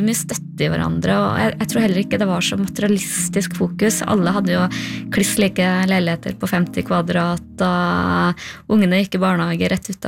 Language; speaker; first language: Norwegian; native; Norwegian